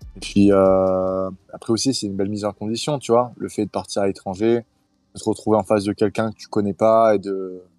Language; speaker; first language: French; native; French